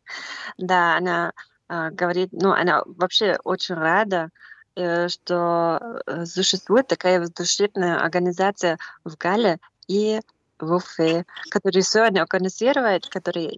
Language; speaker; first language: Russian; non-native, learner; German